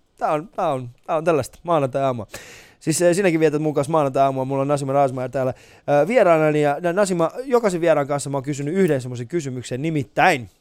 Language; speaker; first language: Finnish; early bilingual, other home language; Persian